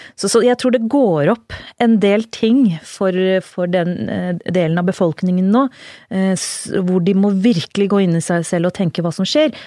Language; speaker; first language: Norwegian; early bilingual, other home language; Urdu